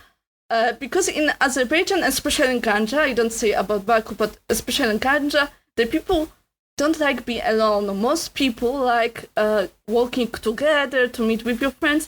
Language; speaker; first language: English; non-native, learner; Polish